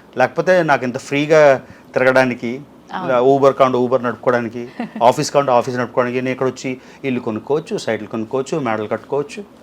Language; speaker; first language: Telugu; native; Telugu